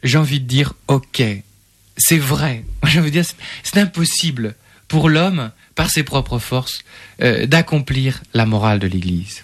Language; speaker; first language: French; native; French